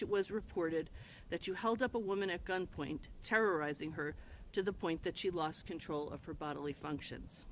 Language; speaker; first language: English; native; English